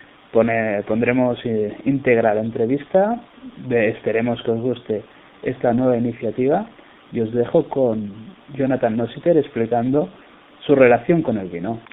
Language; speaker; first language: Spanish; native; Spanish